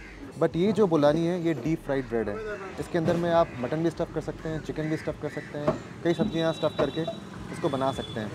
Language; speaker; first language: Hindi; native; Hindi